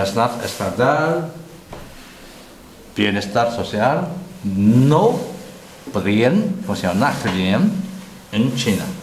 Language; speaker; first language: Spanish; non-native, learner; Chinese